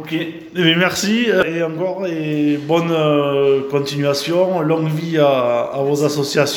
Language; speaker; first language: French; native; French